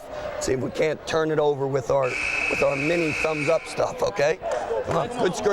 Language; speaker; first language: English; native; English